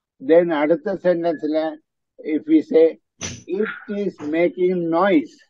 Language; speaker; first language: English; non-native, fluent; Tamil